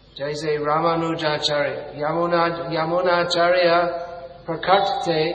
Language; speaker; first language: Hindi; non-native, fluent; English